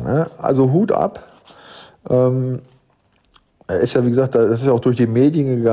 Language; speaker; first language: German; native; German